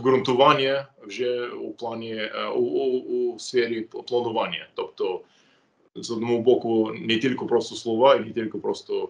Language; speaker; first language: Ukrainian; non-native, fluent; English